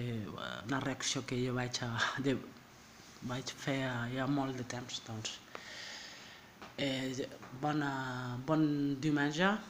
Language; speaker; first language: Catalan; non-native, learner; French